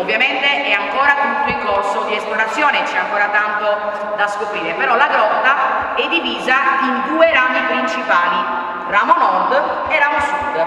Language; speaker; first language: Italian; native; Italian